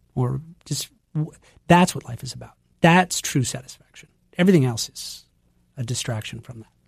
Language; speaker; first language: English; native; English